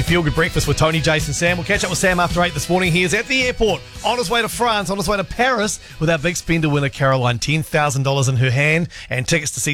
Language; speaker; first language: English; native; English